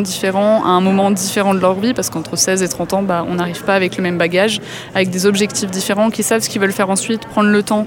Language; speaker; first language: French; native; French